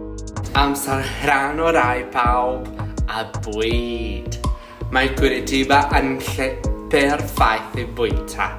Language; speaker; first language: Welsh; non-native, learner; Portuguese